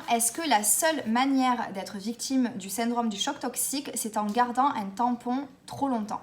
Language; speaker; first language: French; native; French